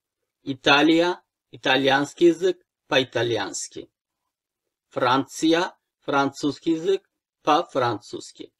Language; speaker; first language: Russian; non-native, fluent; Turkish